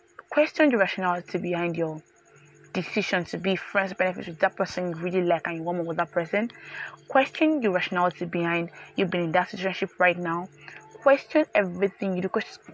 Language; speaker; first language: English; non-native, local second language; Yoruba